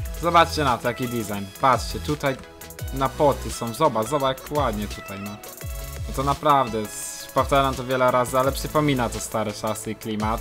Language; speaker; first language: Polish; native; Polish